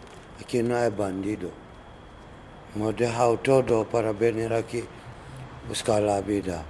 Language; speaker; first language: Spanish; non-native, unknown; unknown